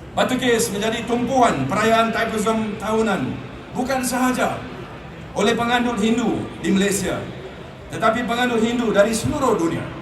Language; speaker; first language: Malay; non-native, local second language; Punjabi